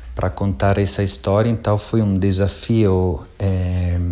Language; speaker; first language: Portuguese; non-native, fluent; Italian